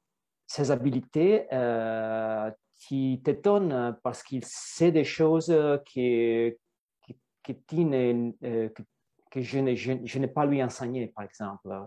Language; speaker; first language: French; non-native, fluent; Italian